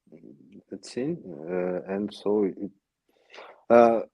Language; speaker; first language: English; non-native, learner; Yakut